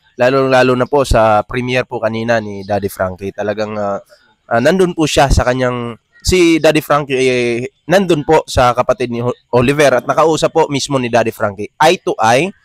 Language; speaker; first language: Filipino; native; Filipino